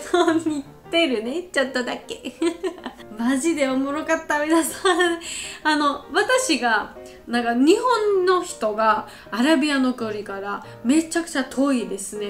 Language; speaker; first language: Japanese; non-native, learner; Georgian